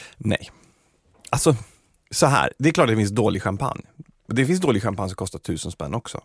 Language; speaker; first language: Swedish; native; Swedish